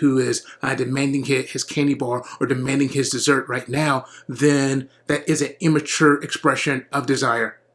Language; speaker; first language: English; native; English